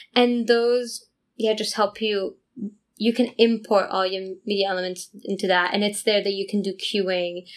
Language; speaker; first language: English; non-native, fluent; Italian